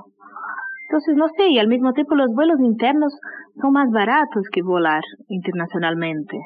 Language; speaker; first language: Spanish; native; Spanish